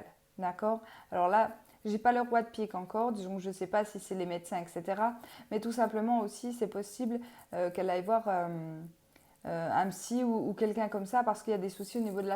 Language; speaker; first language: French; native; French